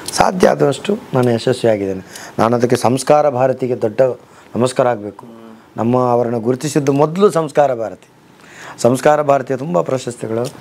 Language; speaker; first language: Kannada; non-native, local second language; Tulu